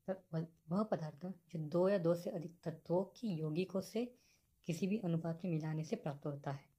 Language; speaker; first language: Hindi; non-native, local second language; Marathi